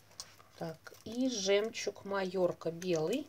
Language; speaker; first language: Russian; native; Russian